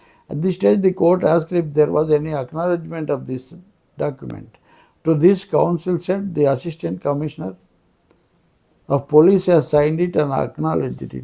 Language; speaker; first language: English; non-native, local second language; Telugu